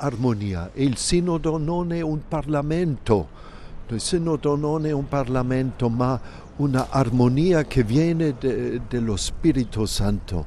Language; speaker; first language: Italian; non-native, fluent; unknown